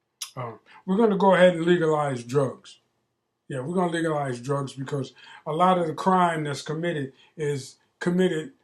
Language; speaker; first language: English; native; English